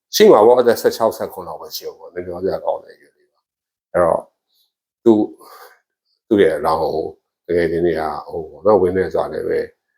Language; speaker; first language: Burmese; native; Burmese